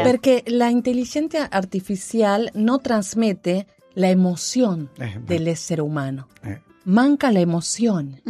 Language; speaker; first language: Italian; non-native, learner; Spanish